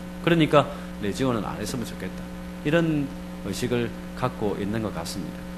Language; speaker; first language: Korean; native; Korean